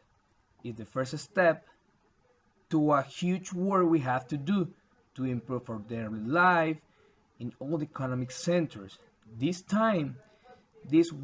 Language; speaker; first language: English; non-native, learner; Spanish